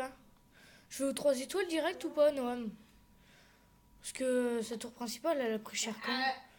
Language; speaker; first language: French; native; French